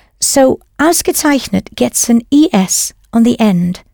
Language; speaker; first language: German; non-native, fluent; English